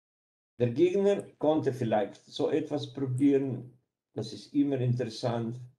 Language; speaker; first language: German; non-native, fluent; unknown